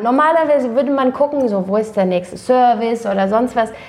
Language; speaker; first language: German; non-native, fluent; Latvian